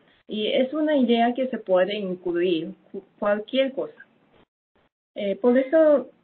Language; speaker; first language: Spanish; non-native, fluent; Japanese